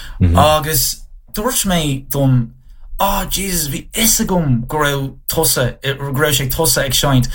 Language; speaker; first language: Irish; non-native, local second language; English